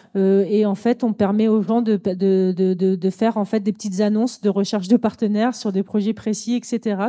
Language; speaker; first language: French; native; French